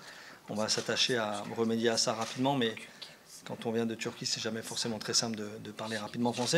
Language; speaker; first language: French; native; French